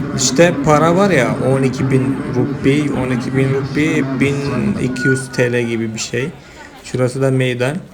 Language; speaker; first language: Turkish; non-native, fluent; Malayalam